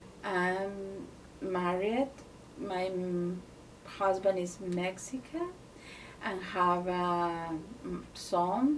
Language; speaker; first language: English; non-native, learner; Portuguese